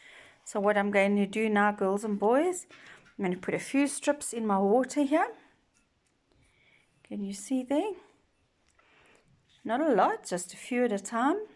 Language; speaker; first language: English; native; English